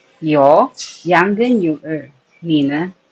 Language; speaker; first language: Chinese; non-native, learner; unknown